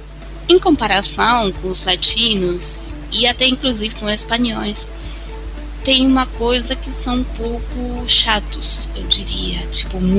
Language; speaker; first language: Portuguese; non-native, fluent; Spanish